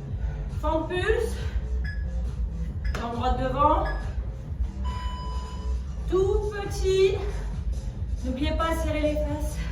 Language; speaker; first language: French; native; French